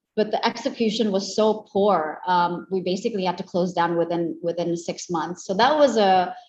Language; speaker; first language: English; non-native, fluent; Indonesian